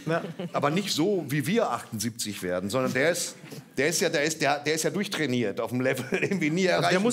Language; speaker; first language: German; native; German